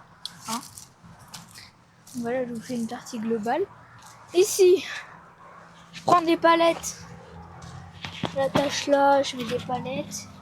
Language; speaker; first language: French; native; French